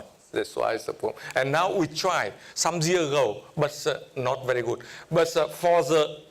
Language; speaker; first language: English; non-native, fluent; Vietnamese